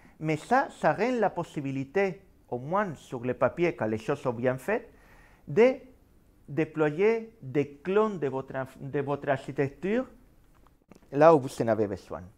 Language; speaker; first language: French; non-native, fluent; Spanish